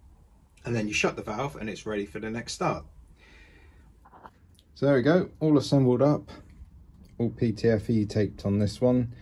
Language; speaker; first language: English; native; English